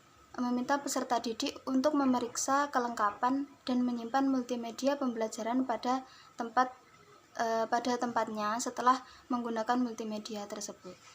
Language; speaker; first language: Indonesian; native; Indonesian